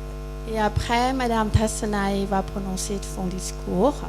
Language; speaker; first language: French; non-native, fluent; Thai